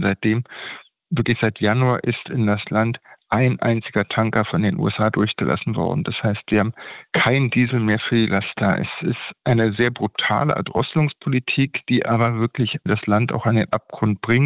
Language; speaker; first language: German; native; German